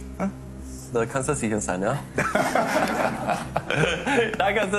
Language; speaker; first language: German; native; German